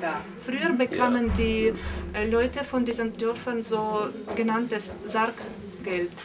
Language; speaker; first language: German; non-native, fluent; Russian